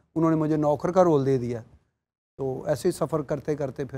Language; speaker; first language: Urdu; non-native, local second language; Punjabi